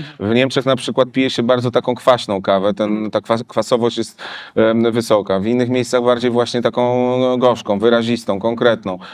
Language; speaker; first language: Polish; native; Polish